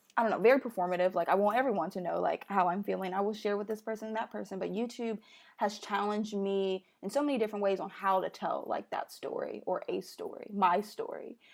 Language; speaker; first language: English; native; English